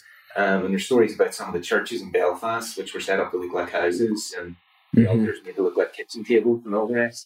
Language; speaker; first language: English; native; English